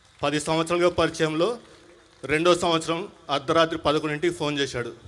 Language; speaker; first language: Telugu; non-native, local second language; Urdu